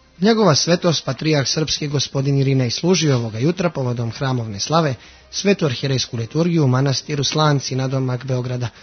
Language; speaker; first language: Serbian; native; Serbian